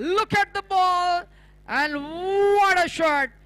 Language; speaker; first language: English; non-native, local second language; Marathi